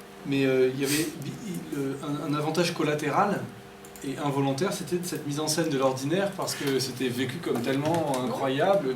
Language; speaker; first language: French; native; French